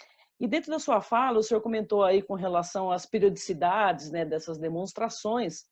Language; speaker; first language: Portuguese; native; Portuguese